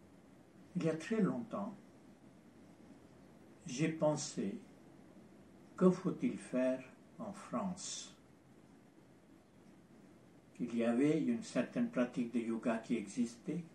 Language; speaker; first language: French; non-native, fluent; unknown